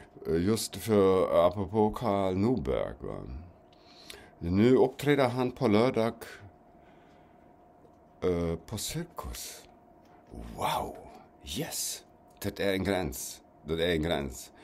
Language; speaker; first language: Swedish; non-native, fluent; German